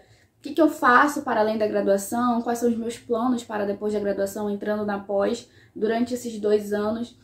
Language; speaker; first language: Portuguese; native; Portuguese